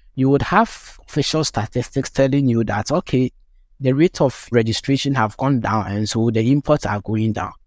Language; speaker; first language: English; non-native, local second language; Akan